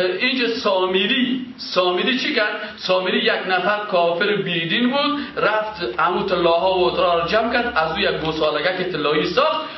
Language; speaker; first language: Persian; native; Persian